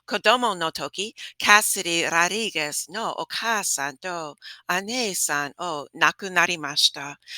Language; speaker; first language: Japanese; non-native, fluent; English